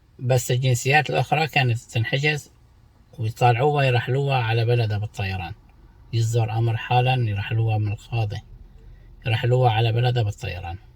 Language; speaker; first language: Arabic; native; Arabic